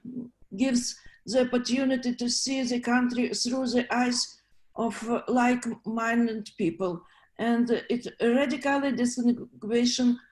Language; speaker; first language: English; non-native, learner; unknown